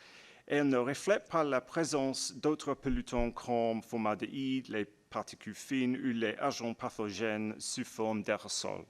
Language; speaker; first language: French; non-native, learner; English